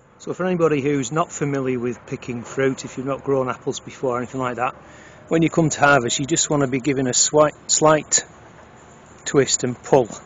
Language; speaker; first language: English; native; English